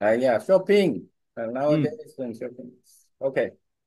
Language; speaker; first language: English; non-native, learner; Korean